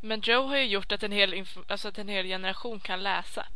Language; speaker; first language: Swedish; native; Swedish